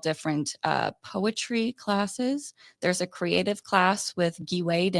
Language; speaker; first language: English; native; English